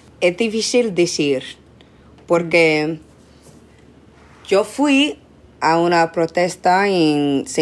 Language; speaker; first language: Spanish; non-native, learner; English